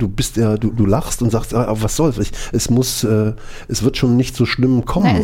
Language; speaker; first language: German; native; German